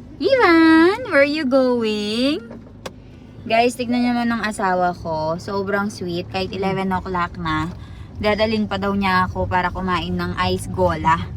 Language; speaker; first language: Filipino; non-native, local second language; Cebuano